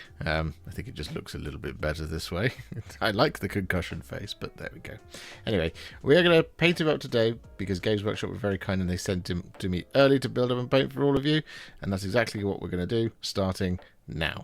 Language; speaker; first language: English; native; English